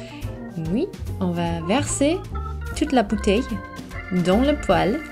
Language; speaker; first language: French; non-native, fluent; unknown